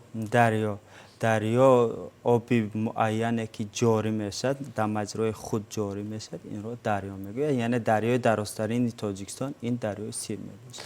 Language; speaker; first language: Tajik; non-native, local second language; Uzbek